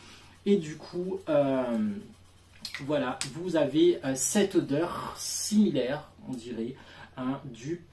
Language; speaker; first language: French; native; French